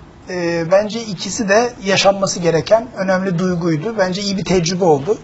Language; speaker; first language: Turkish; native; Turkish